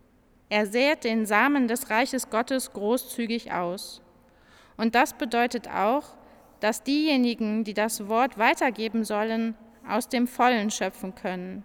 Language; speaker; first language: German; native; German